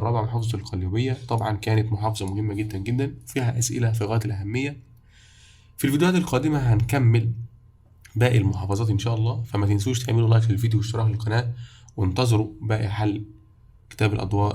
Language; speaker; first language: Arabic; native; Arabic